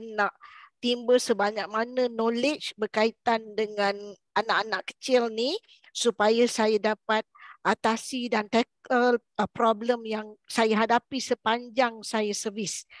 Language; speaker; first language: Malay; native; Malay